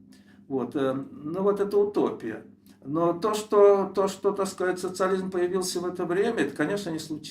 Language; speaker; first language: Russian; native; Russian